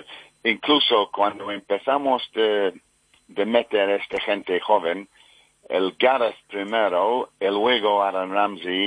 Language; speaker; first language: Spanish; non-native, fluent; English